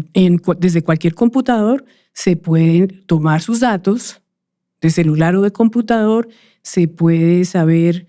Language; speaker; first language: Spanish; native; Spanish